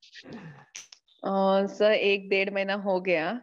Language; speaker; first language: Hindi; non-native, local second language; Marathi